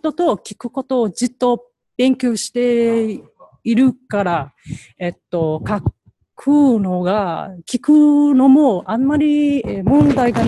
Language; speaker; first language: Japanese; non-native, learner; Chinese